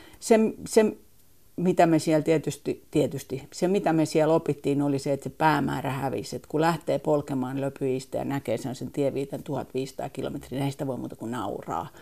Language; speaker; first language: Finnish; native; Finnish